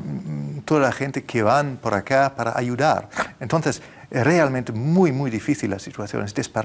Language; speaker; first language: Spanish; non-native, fluent; German